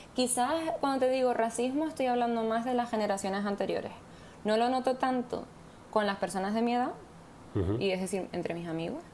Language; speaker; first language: Spanish; native; Spanish